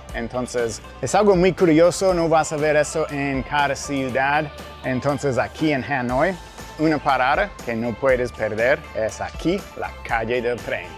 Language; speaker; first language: Spanish; non-native, fluent; English